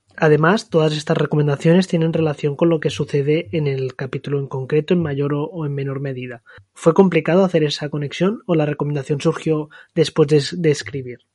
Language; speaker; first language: Spanish; non-native, local second language; Catalan